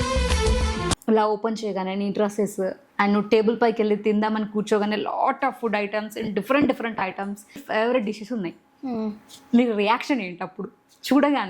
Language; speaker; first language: Telugu; native; Telugu